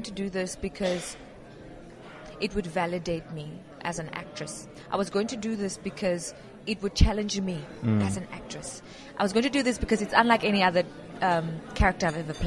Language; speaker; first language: English; non-native, local second language; Venda